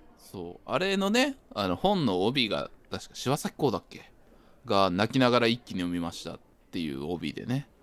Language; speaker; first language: Japanese; native; Japanese